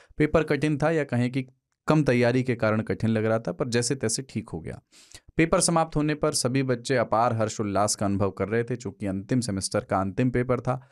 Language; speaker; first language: Hindi; native; Hindi